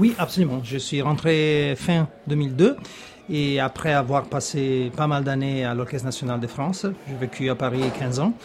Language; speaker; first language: French; non-native, fluent; Italian